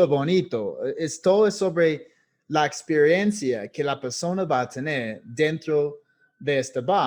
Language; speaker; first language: Spanish; non-native, fluent; English